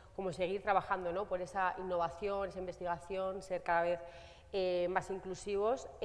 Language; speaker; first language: Spanish; native; Spanish